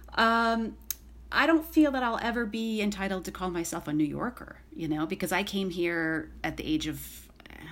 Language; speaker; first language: English; native; English